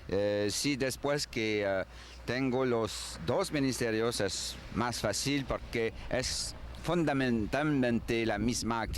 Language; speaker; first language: Spanish; non-native, learner; French